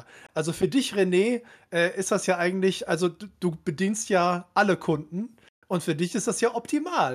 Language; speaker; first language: German; native; German